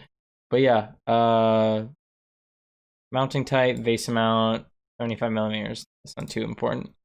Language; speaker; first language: English; native; English